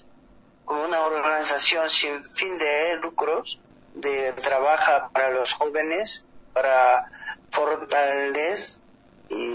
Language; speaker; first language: Spanish; non-native, learner; Korean